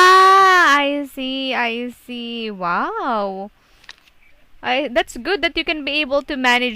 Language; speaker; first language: English; non-native, fluent; Filipino